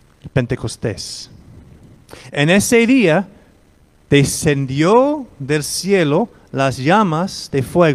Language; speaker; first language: Spanish; non-native, fluent; English